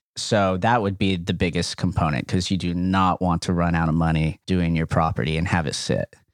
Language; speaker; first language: English; native; English